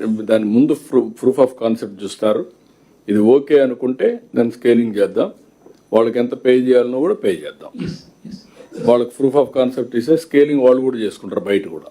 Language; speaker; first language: Telugu; native; Telugu